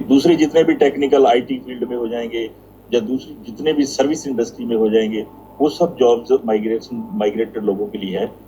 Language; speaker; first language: Hindi; non-native, local second language; Punjabi